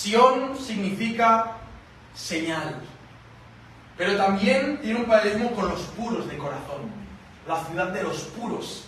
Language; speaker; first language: Spanish; native; Spanish